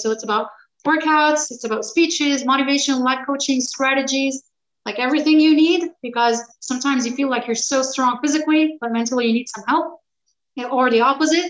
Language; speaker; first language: English; native; English